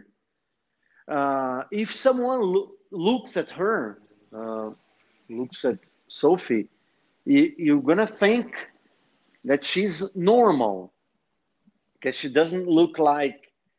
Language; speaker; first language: English; non-native, fluent; Portuguese